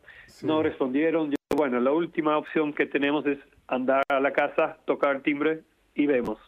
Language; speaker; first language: Spanish; non-native, fluent; Dutch